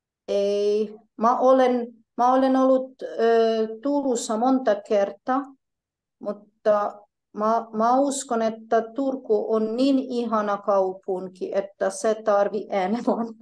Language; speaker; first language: Finnish; non-native, fluent; Polish